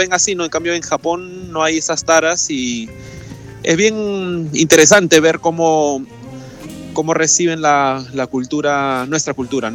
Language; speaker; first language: Spanish; native; Spanish